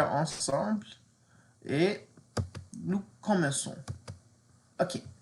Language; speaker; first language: French; non-native, fluent; English